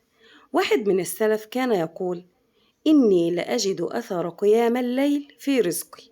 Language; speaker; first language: Arabic; native; Arabic